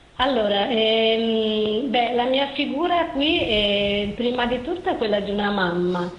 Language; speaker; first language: Italian; native; Italian